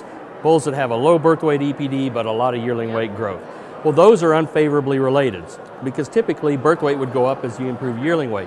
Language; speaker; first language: English; native; English